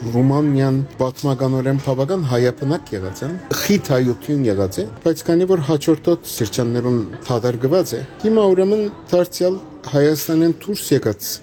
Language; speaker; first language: Armenian; native; Armenian